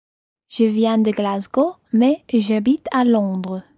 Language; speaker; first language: French; non-native, learner; English